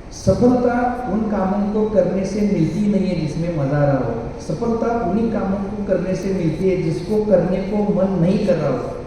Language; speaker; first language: Hindi; non-native, local second language; Marathi